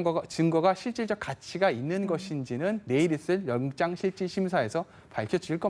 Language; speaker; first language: Korean; native; Korean